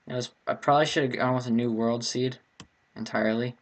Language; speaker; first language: English; native; English